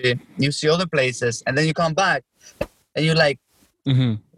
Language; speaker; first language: English; non-native, fluent; Albanian